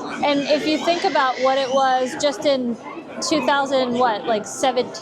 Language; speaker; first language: English; native; English